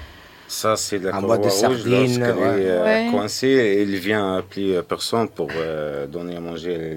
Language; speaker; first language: French; non-native, learner; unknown